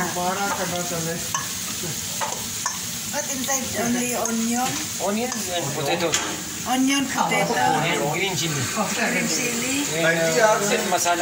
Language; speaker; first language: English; non-native, learner; Filipino